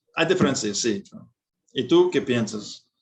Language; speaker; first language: Spanish; non-native, fluent; English